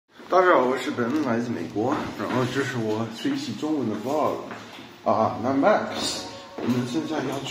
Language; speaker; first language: Chinese; non-native, fluent; English